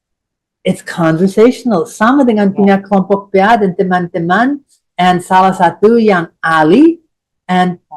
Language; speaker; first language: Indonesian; non-native, fluent; English